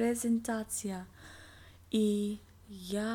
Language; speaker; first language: Russian; non-native, learner; English